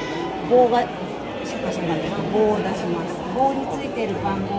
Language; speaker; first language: Japanese; native; Japanese